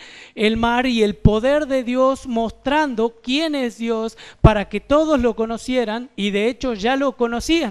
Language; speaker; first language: Spanish; native; Spanish